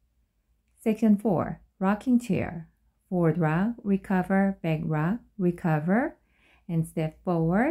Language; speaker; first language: English; non-native, fluent; Korean